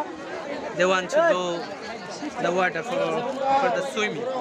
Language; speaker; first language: English; non-native, learner; Bangla